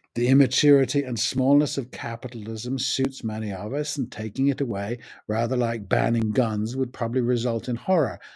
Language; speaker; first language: English; native; English